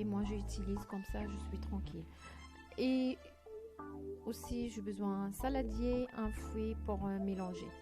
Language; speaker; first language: French; non-native, fluent; Arabic